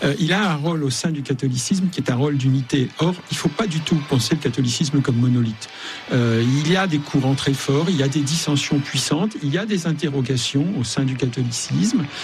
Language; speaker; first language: French; native; French